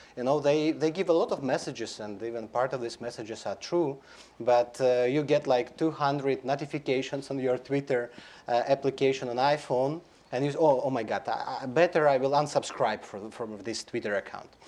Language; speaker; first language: English; non-native, fluent; Belarusian